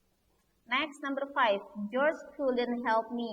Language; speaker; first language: English; non-native, learner; Indonesian